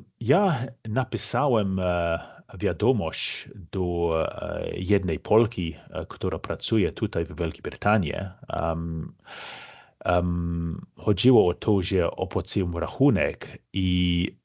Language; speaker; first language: Polish; non-native, fluent; English